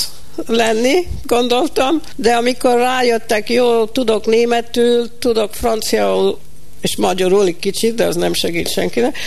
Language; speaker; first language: Hungarian; early bilingual, heritage; Hungarian